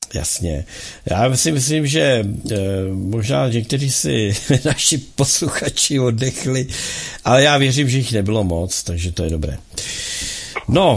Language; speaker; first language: Czech; native; Czech